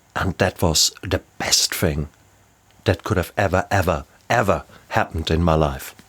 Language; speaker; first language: English; non-native, fluent; German